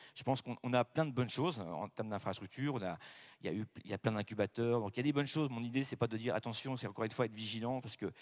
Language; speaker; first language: French; native; French